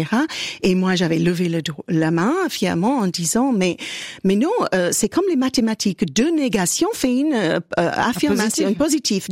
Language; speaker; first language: French; native; French